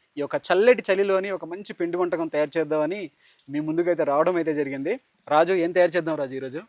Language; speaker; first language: Telugu; native; Telugu